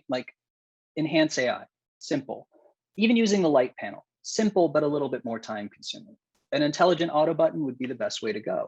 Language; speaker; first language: English; native; English